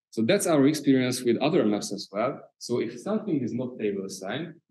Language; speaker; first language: English; non-native, fluent; Hungarian